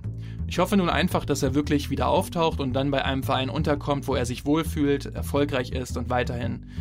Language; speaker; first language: German; native; German